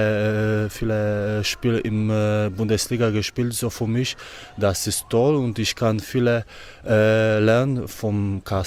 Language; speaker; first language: German; non-native, learner; Polish